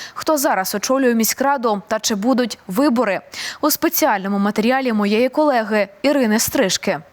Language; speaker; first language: Ukrainian; native; Ukrainian